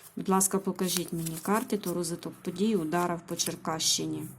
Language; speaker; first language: Ukrainian; non-native, local second language; Russian